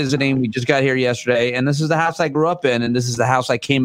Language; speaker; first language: English; native; English